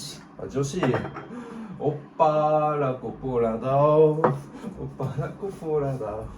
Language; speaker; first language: Korean; non-native, learner; French